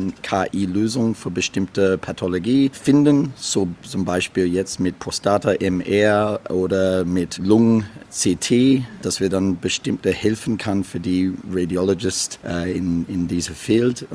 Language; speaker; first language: German; non-native, learner; English